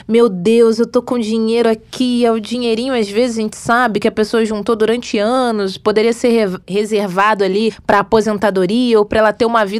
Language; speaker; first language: Portuguese; native; Portuguese